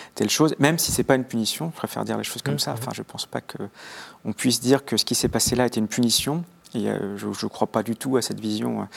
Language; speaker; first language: French; native; French